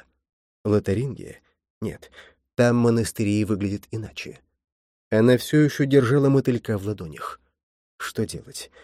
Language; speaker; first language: Russian; native; Russian